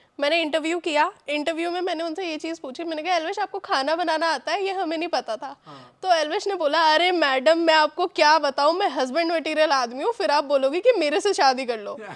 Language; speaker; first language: Hindi; native; Hindi